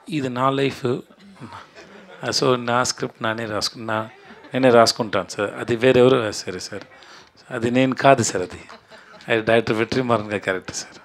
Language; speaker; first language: Telugu; non-native, learner; Tamil